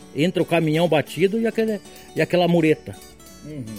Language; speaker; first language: Portuguese; native; Portuguese